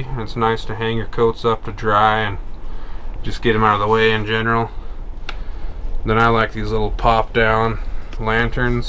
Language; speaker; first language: English; native; English